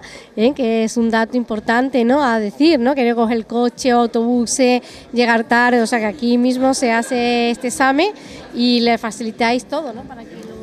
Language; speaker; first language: Spanish; native; Spanish